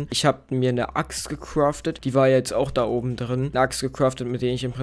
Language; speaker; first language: German; native; German